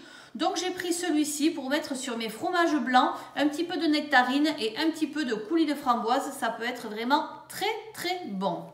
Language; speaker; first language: French; native; French